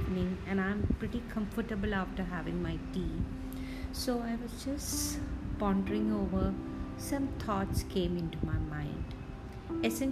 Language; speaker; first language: English; non-native, local second language; Malayalam